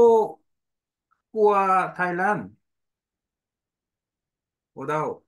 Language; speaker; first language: Vietnamese; non-native, learner; Korean